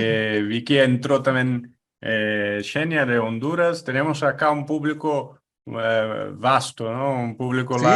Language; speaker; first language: Spanish; non-native, fluent; Portuguese